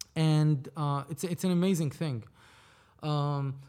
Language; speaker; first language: English; non-native, fluent; Arabic